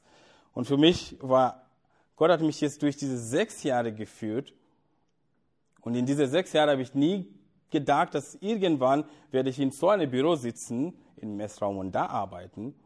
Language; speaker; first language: German; non-native, fluent; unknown